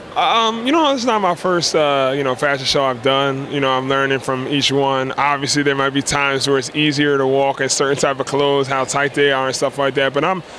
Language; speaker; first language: English; native; English